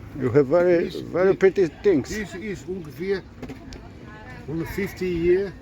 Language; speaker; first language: English; non-native, learner; Polish